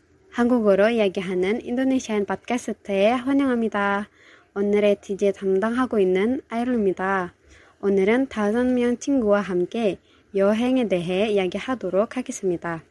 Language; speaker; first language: Korean; non-native, learner; Indonesian